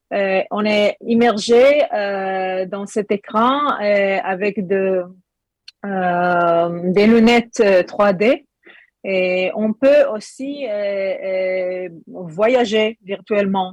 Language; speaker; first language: French; non-native, learner; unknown